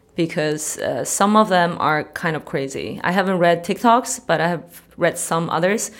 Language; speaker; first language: English; early bilingual, other home language; Chinese